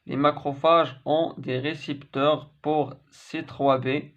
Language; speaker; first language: French; non-native, local second language; Arabic